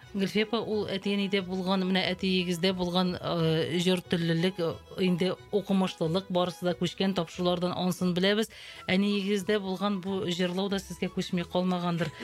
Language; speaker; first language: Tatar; native; Tatar